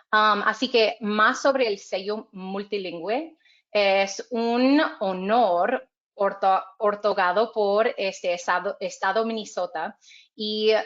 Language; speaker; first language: Spanish; non-native, fluent; English